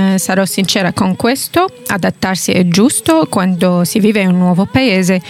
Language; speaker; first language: Italian; non-native, fluent; Arabic